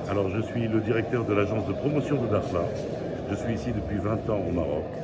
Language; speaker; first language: French; native; French